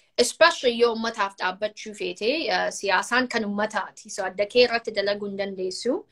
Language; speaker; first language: Oromo; native; Oromo